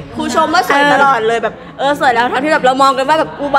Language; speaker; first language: Thai; native; Thai